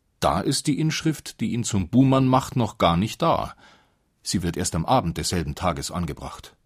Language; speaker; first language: German; native; German